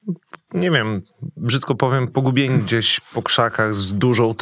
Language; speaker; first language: Polish; native; Polish